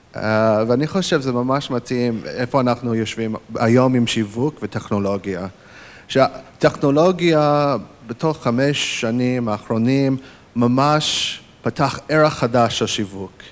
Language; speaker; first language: Hebrew; non-native, fluent; English